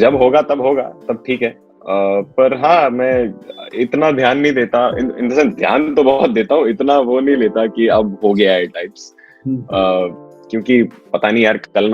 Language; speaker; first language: Hindi; native; Hindi